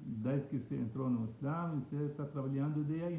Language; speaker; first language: Portuguese; non-native, fluent; Arabic